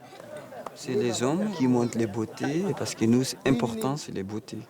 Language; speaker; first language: French; non-native, learner; Fula